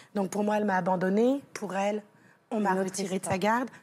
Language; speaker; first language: French; native; French